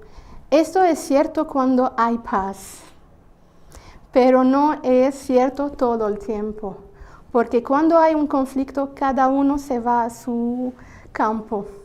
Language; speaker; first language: Spanish; non-native, fluent; Arabic